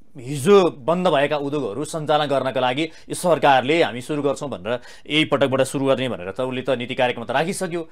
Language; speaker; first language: Nepali; native; Nepali